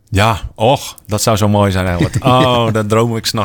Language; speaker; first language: Dutch; native; Dutch